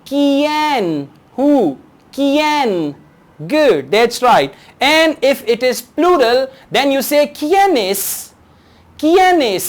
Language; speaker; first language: Spanish; non-native, learner; Urdu